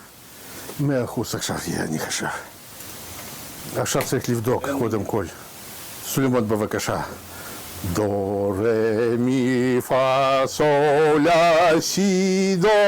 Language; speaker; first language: Hebrew; non-native, learner; Russian